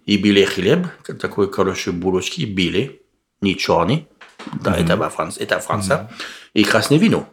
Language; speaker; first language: Russian; non-native, learner; French